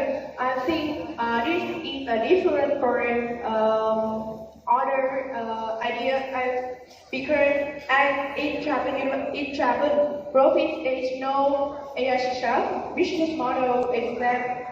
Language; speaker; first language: English; non-native, learner; Vietnamese